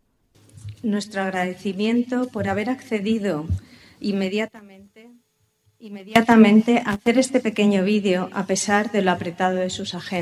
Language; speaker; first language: Spanish; native; Spanish